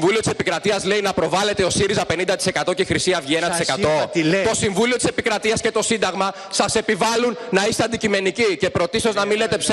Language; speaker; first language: Greek; native; Greek